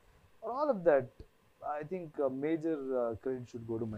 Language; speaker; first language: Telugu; non-native, fluent; Kannada